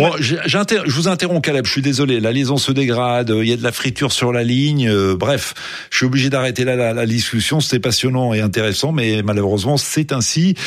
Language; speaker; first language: French; native; French